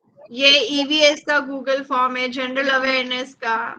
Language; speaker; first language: Hindi; native; Hindi